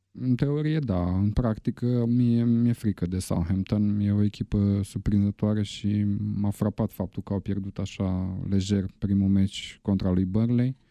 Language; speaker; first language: Romanian; native; Romanian